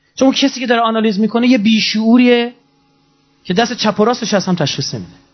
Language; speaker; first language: Persian; native; Persian